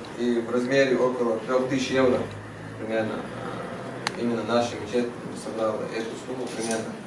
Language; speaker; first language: Russian; non-native, local second language; Chechen